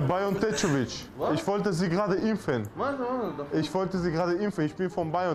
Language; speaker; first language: German; early bilingual, other home language; Russian